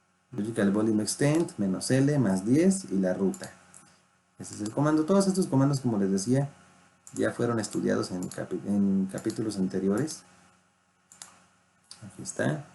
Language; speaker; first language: Spanish; native; Spanish